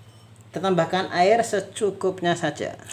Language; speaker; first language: Indonesian; native; Indonesian